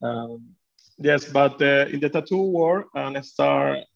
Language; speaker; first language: English; non-native, fluent; Spanish